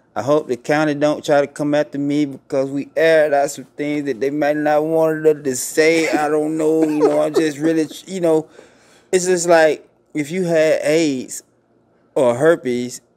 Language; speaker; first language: English; native; English